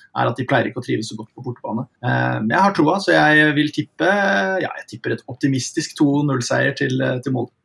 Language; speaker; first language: Norwegian; early bilingual, heritage; Norwegian